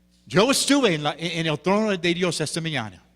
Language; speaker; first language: Spanish; non-native, fluent; English